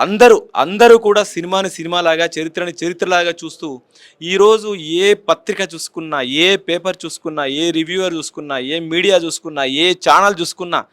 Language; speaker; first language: Telugu; native; Telugu